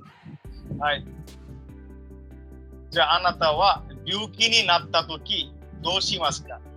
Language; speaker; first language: Japanese; non-native, fluent; Bangla